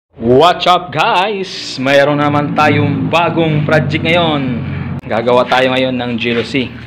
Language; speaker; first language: Filipino; non-native, local second language; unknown